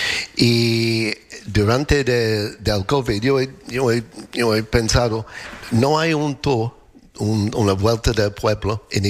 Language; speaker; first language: Spanish; non-native, learner; English